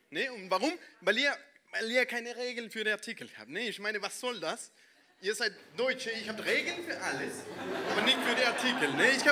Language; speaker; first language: German; non-native, fluent; Spanish